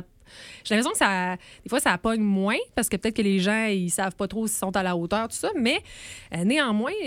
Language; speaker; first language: French; native; French